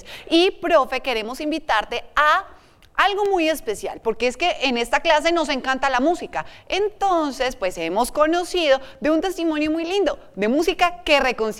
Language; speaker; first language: Spanish; native; Spanish